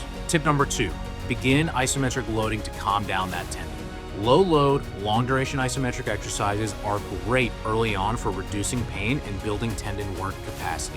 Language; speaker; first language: English; native; English